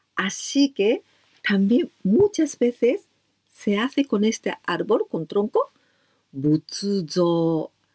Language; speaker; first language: Spanish; non-native, learner; Japanese